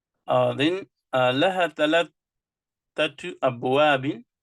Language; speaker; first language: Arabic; non-native, fluent; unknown